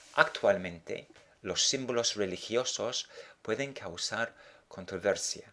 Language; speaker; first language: Spanish; non-native, fluent; English